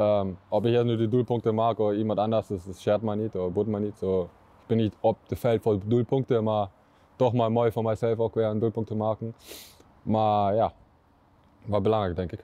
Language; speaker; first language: German; non-native, learner; Dutch